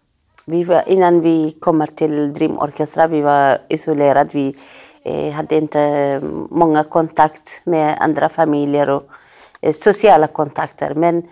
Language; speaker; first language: Swedish; non-native, learner; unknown